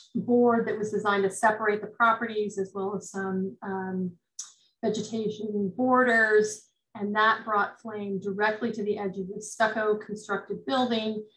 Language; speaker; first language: English; native; English